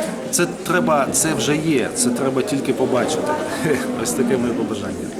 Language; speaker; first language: Ukrainian; non-native, local second language; Russian